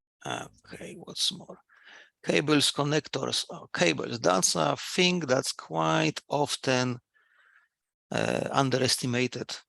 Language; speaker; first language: English; non-native, fluent; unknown